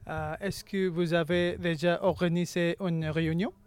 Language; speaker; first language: French; non-native, learner; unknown